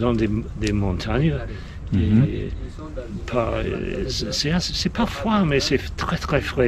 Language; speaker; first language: French; non-native, learner; Czech